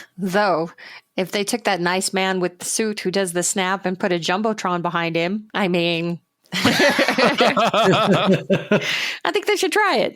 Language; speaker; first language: English; native; English